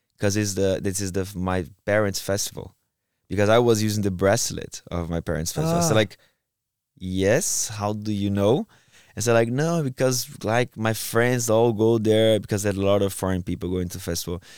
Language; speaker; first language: English; non-native, fluent; Portuguese